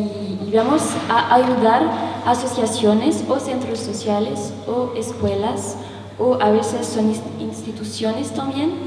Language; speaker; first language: Spanish; non-native, learner; French